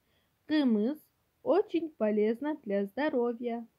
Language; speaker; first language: Russian; non-native, local second language; Kyrgyz